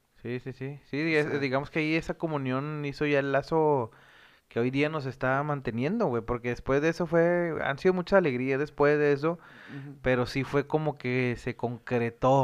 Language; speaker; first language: Spanish; native; Spanish